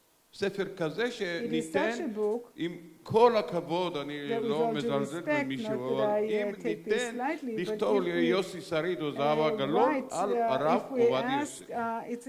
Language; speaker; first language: Hebrew; non-native, fluent; Georgian